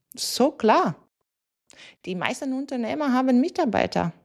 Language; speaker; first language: German; non-native, fluent; Latvian